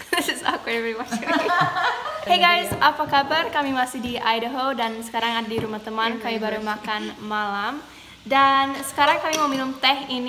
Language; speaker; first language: Indonesian; non-native, fluent; English